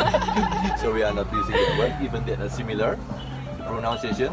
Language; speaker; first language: English; non-native, fluent; Indonesian